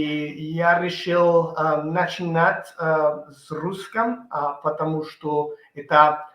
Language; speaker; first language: Russian; non-native, learner; Italian